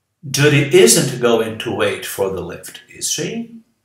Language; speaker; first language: English; non-native, fluent; Portuguese